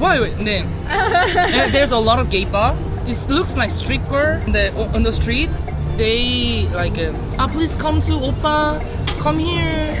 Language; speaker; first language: English; non-native, learner; Korean